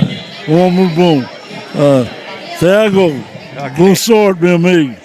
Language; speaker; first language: Portuguese; early bilingual, heritage; Portuguese